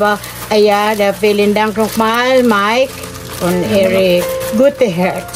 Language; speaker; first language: German; non-native, learner; Filipino